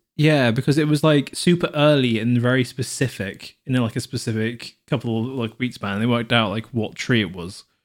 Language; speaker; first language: English; native; English